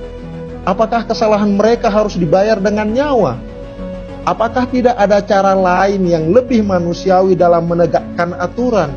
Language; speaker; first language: Indonesian; native; Indonesian